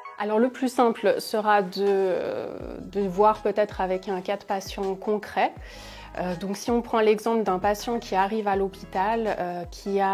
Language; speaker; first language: French; native; French